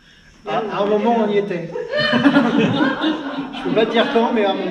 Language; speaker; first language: French; native; French